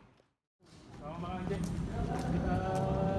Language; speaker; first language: Indonesian; non-native, local second language; Chinese